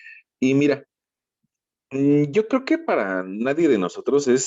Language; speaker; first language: Spanish; native; Spanish